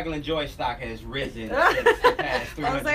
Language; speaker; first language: English; native; English